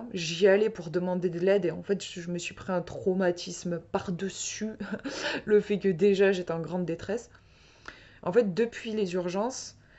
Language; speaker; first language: French; native; French